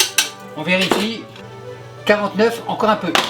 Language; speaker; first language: French; native; French